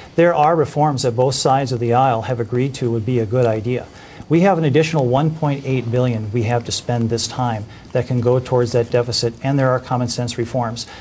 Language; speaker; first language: English; native; English